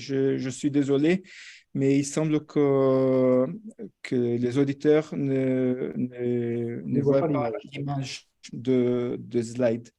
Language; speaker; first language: French; non-native, fluent; Portuguese